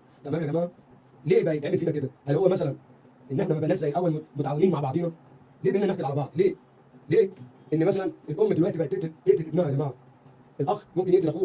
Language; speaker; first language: Arabic; native; Arabic